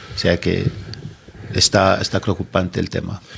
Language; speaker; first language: Spanish; non-native, fluent; Arabic